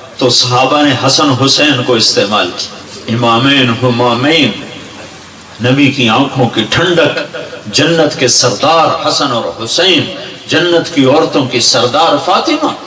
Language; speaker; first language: Urdu; non-native, local second language; Punjabi